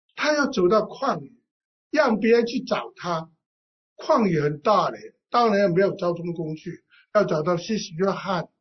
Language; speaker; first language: Chinese; non-native, local second language; Cantonese